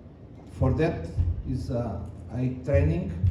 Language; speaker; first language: English; non-native, learner; Portuguese